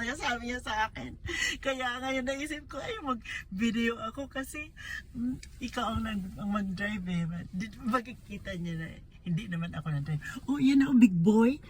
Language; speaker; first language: Filipino; native; Filipino